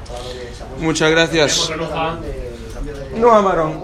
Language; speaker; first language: Spanish; non-native, fluent; English